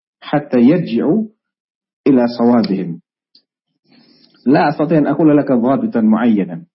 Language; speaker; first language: Arabic; non-native, fluent; Indonesian